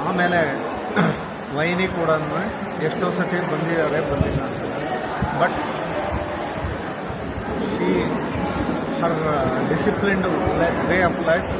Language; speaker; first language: Kannada; native; Kannada